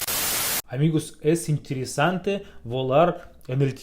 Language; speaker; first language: Spanish; non-native, fluent; Russian